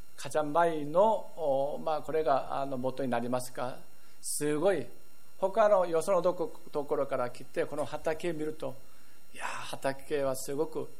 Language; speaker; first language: Japanese; non-native, fluent; Korean